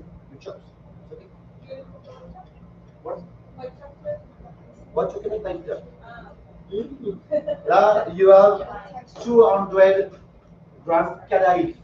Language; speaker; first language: English; non-native, learner; French